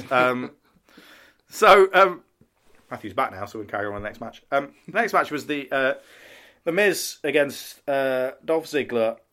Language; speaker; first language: English; native; English